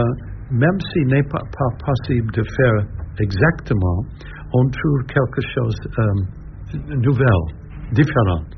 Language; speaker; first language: French; non-native, learner; English